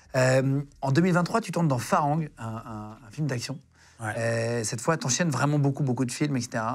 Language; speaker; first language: French; native; French